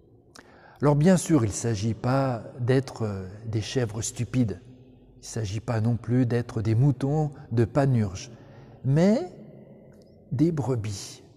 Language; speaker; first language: French; native; French